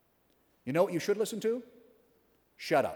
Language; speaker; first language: English; native; English